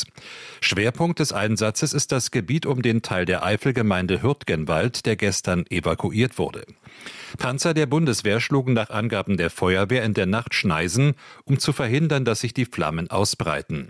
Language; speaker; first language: German; native; German